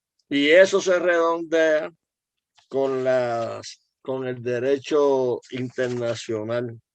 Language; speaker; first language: Spanish; native; Spanish